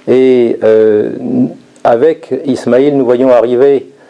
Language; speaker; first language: French; native; French